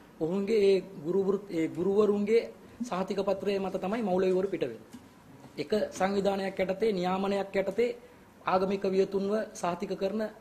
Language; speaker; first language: Sinhala; non-native, local second language; Tamil